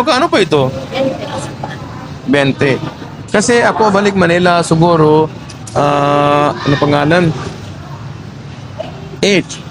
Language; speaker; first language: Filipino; non-native, learner; Urdu